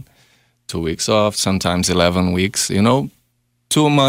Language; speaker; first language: English; non-native, fluent; Portuguese